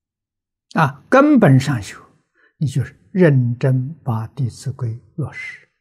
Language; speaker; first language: Chinese; native; Chinese